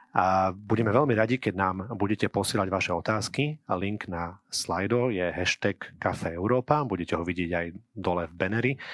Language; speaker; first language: Slovak; native; Slovak